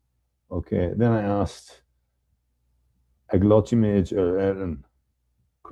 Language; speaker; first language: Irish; non-native, learner; English